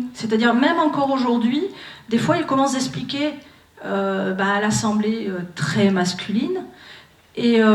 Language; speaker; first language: French; native; French